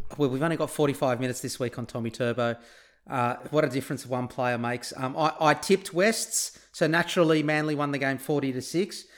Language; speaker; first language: English; early bilingual, other home language; Turkish